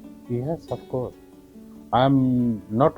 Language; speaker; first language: English; non-native, learner; Urdu